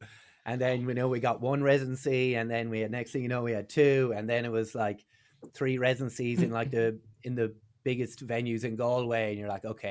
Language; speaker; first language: English; native; English